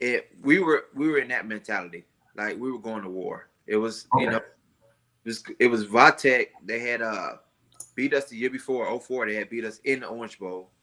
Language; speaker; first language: English; native; English